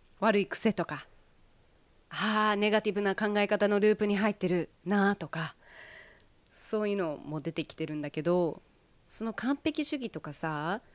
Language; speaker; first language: Japanese; early bilingual, heritage; Japanese